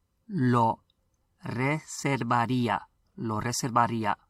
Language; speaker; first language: Spanish; non-native, fluent; English